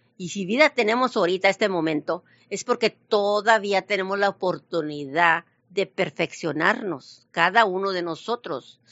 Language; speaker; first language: Spanish; early bilingual, heritage; Spanish